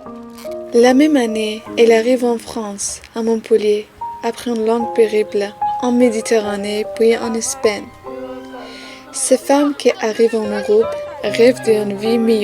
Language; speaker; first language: French; non-native, learner; Persian